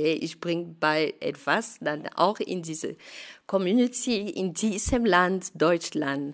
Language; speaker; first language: German; non-native, fluent; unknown